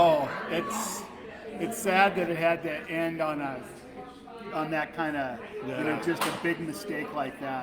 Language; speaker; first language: English; native; English